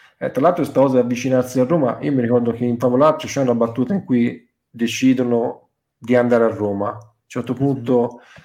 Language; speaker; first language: Italian; native; Italian